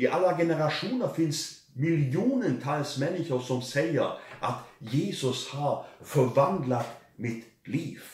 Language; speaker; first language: Swedish; non-native, fluent; German